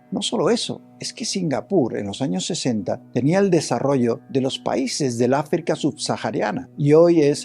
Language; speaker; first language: Spanish; native; Spanish